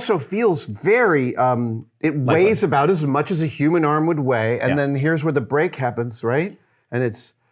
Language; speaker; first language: English; native; English